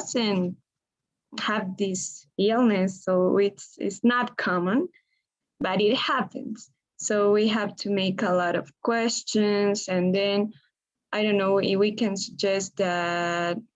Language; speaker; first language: English; non-native, learner; Spanish